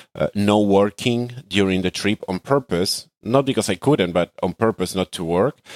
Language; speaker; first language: English; non-native, fluent; Spanish